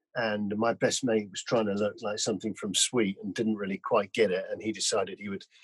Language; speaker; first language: English; native; English